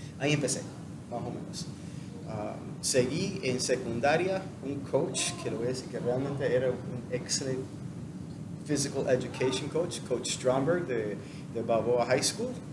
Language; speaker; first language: Spanish; non-native, fluent; English